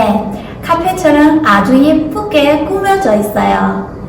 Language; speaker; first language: Korean; non-native, fluent; Chinese